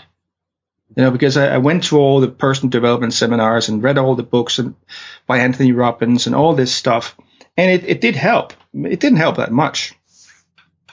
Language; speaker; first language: English; non-native, fluent; Danish